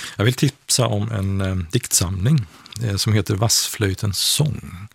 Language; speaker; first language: Swedish; non-native, fluent; Persian